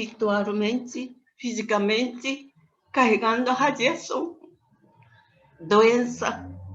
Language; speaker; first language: Portuguese; non-native, learner; Japanese